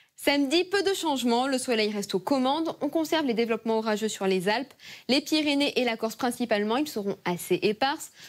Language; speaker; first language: French; native; French